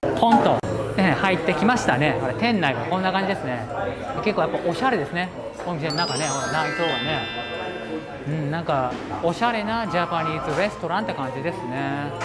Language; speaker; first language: Japanese; native; Japanese